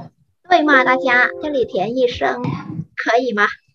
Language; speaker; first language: Chinese; non-native, fluent; Vietnamese